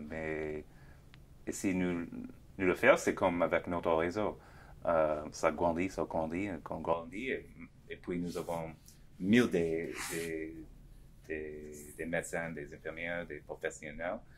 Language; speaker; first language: French; non-native, fluent; English